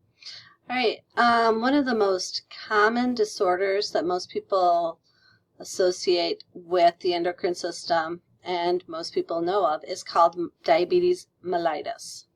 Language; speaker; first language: English; native; English